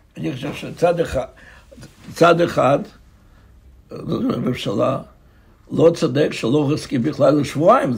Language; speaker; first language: Hebrew; non-native, fluent; Russian